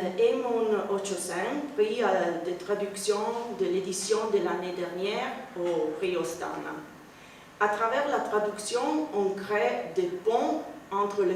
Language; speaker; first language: French; non-native, fluent; Italian